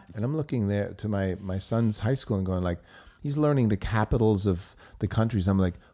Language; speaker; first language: English; non-native, fluent; German